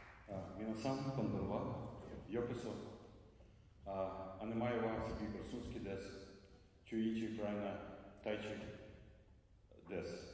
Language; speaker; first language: Japanese; non-native, learner; Ukrainian